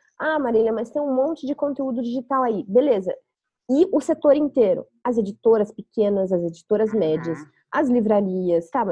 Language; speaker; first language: Portuguese; native; Portuguese